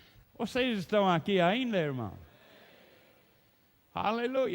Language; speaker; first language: Portuguese; non-native, learner; English